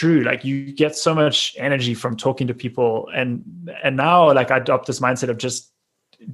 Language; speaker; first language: English; native; English